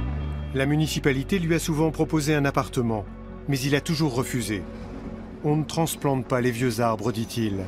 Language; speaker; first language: French; native; French